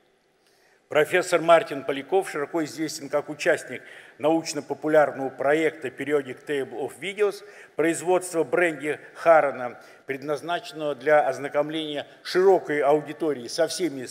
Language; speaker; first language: Russian; native; Russian